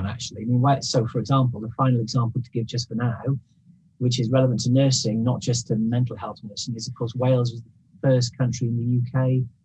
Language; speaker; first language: English; native; English